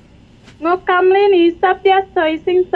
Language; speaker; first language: Cantonese; non-native, learner; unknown